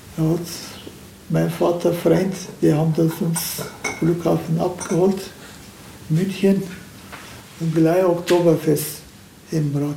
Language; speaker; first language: German; non-native, learner; Turkish